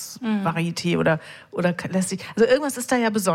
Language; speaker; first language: German; native; German